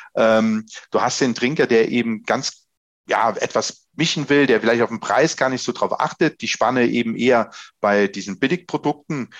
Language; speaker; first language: German; native; German